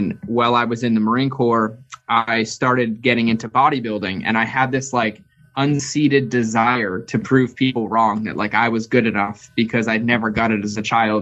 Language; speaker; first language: English; native; English